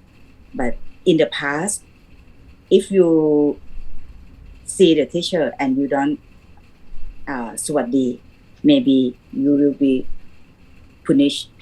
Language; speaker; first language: English; non-native, learner; Thai